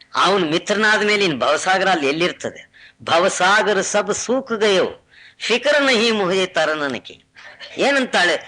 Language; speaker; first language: Kannada; non-native, local second language; Telugu